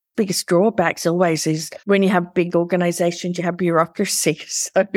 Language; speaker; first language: English; native; English